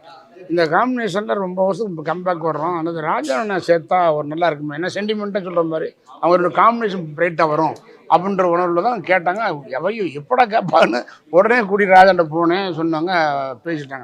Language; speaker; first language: Tamil; native; Tamil